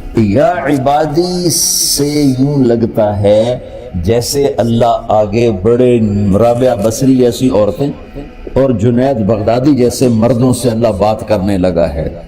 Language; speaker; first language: Urdu; non-native, local second language; Punjabi